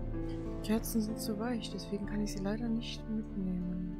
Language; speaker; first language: German; native; German